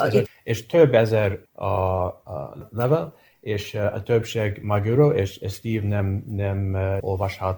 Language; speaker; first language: Hungarian; early bilingual, heritage; English